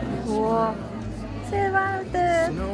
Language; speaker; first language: Swedish; non-native, learner; Japanese